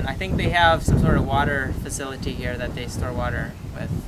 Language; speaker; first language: English; native; English